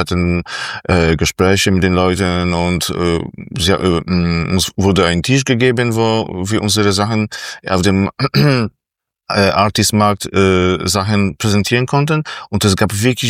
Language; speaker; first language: German; non-native, fluent; Polish